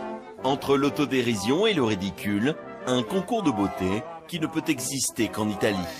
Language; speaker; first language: French; native; French